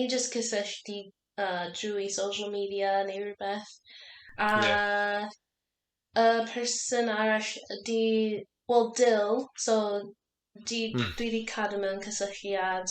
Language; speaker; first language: Welsh; non-native, learner; English